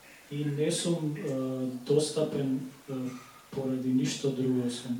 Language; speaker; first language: Macedonian; native; Macedonian